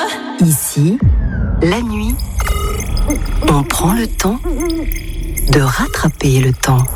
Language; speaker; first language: French; native; French